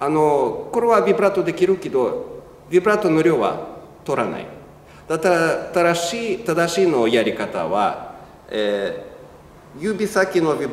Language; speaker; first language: Japanese; non-native, learner; Russian